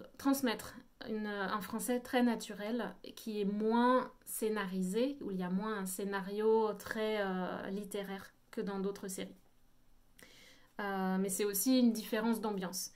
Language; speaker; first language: French; native; French